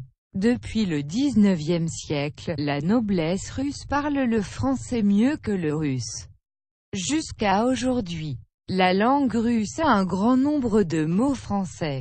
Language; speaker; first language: French; non-native, learner; Russian